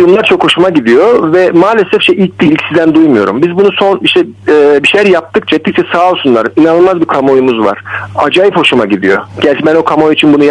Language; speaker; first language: Turkish; native; Turkish